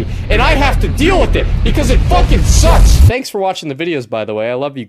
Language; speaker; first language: English; native; English